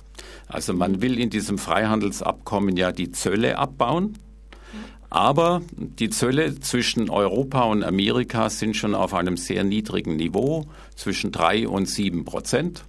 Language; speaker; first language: German; native; German